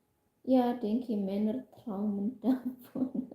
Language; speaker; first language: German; non-native, learner; Indonesian